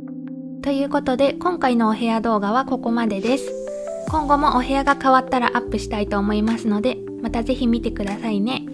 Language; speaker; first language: Japanese; native; Japanese